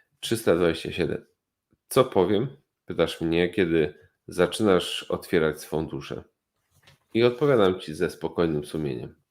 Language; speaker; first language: Polish; native; Polish